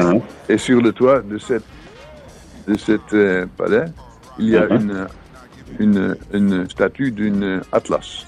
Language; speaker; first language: French; non-native, fluent; Dutch